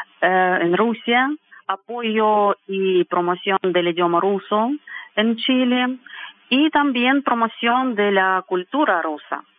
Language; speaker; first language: Spanish; non-native, fluent; Russian